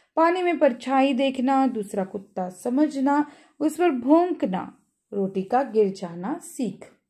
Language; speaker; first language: Hindi; non-native, local second language; Marathi